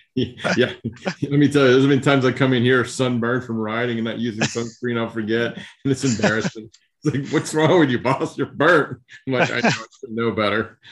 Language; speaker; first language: English; early bilingual, other home language; Spanish